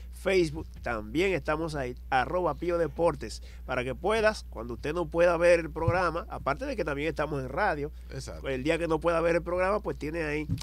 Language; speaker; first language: Spanish; native; Spanish